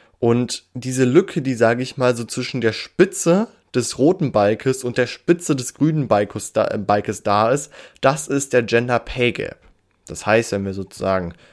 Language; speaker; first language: German; native; German